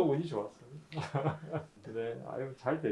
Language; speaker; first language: Korean; native; Korean